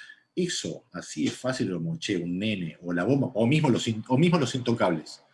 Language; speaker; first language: Spanish; native; Spanish